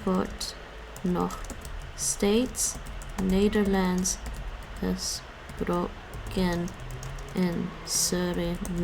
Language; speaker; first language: Dutch; non-native, learner; English